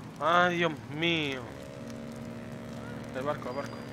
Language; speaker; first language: Spanish; native; Spanish